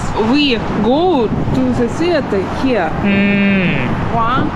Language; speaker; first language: English; non-native, learner; Russian